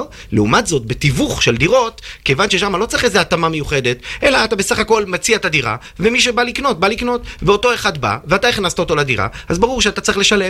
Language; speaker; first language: Hebrew; native; Hebrew